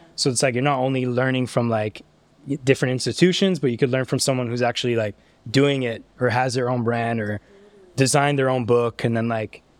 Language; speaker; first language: English; native; English